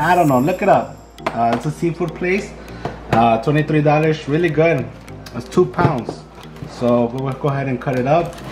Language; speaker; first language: English; early bilingual, other home language; Spanish